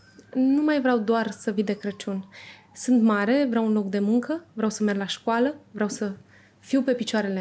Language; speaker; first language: Romanian; native; Romanian